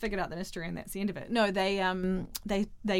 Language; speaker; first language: English; native; English